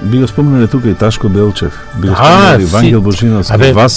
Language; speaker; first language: Macedonian; native; Macedonian